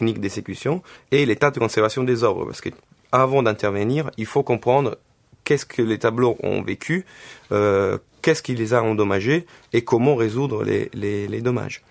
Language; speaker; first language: French; non-native, fluent; Italian